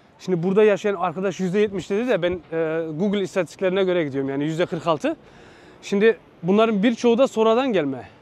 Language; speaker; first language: Turkish; early bilingual, heritage; Turkish